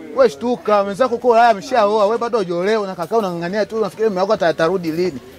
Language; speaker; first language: Swahili; native; Swahili